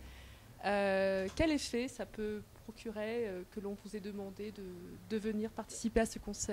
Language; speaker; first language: French; native; French